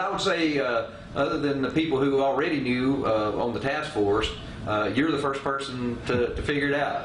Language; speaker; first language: English; native; English